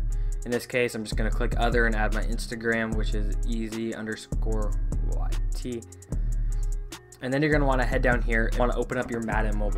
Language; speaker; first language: English; native; English